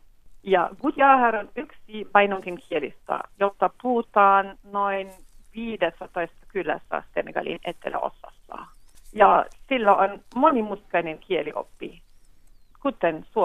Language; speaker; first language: Finnish; non-native, fluent; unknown